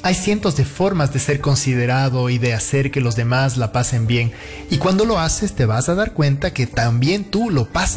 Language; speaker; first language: Spanish; native; Spanish